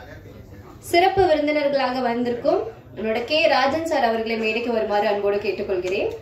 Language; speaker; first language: Tamil; native; Tamil